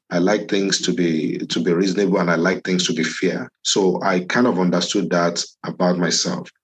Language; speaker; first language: English; non-native, local second language; Yoruba